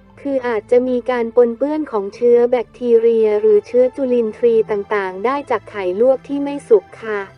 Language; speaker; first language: Thai; native; Thai